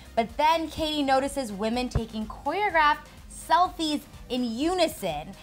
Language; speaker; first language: English; native; English